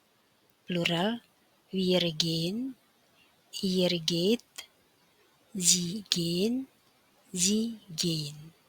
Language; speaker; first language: German; non-native, fluent; Indonesian